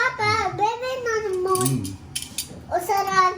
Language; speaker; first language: Japanese; early bilingual, heritage; Japanese